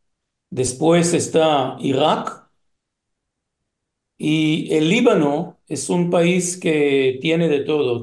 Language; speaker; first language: Spanish; non-native, fluent; Hebrew